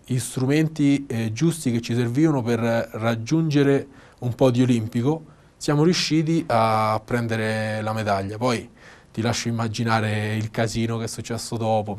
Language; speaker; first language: Italian; native; Italian